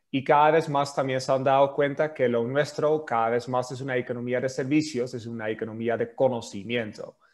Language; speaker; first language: Spanish; non-native, fluent; Dutch